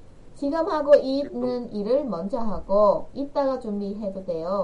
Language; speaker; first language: Korean; non-native, fluent; Vietnamese